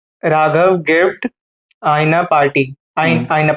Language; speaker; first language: German; non-native, learner; Hindi